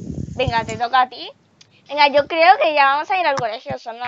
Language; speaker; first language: Spanish; native; Spanish